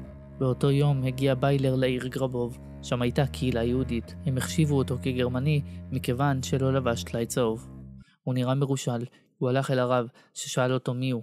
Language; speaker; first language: Hebrew; native; Hebrew